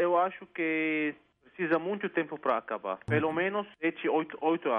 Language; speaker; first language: Portuguese; non-native, learner; Arabic